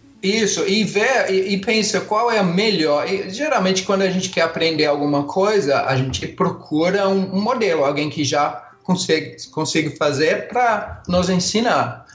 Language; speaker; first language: Portuguese; non-native, fluent; English